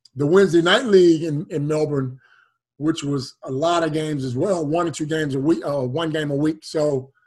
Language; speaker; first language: English; native; English